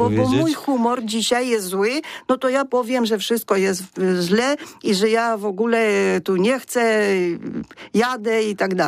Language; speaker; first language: Polish; non-native, fluent; Ukrainian